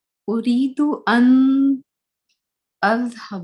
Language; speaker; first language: Arabic; non-native, learner; Urdu